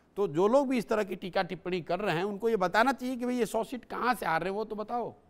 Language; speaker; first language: Hindi; native; Hindi